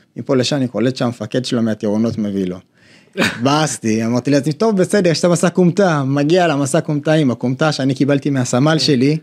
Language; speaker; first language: Hebrew; early bilingual, other home language; Amharic